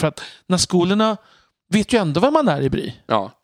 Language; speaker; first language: Swedish; native; Swedish